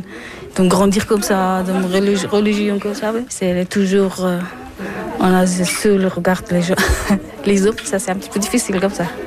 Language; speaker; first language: French; non-native, learner; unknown